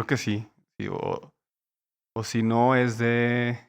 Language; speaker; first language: Spanish; native; Spanish